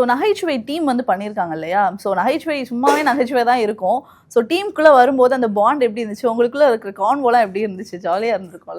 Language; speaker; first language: Tamil; native; Tamil